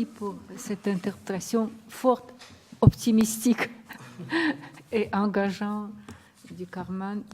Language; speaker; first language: French; non-native, fluent; Russian